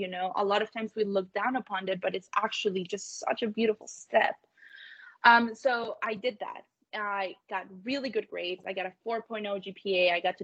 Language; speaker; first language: English; non-native, fluent; Spanish